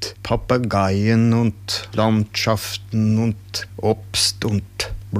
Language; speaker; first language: German; non-native, learner; Norwegian